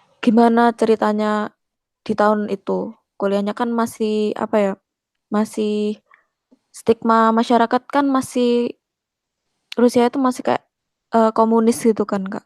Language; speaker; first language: Indonesian; native; Indonesian